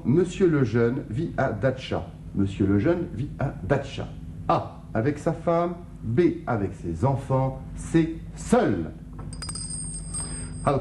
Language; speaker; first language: French; native; French